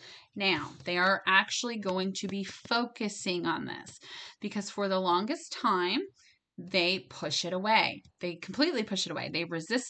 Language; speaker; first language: English; native; English